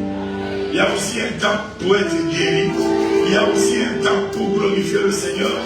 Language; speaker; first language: French; non-native, local second language; Lingala